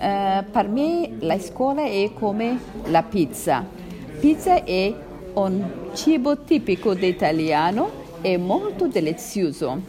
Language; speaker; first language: Italian; non-native, learner; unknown